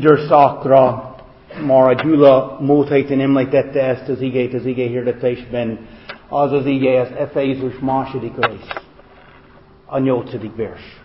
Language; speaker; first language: Hungarian; non-native, fluent; English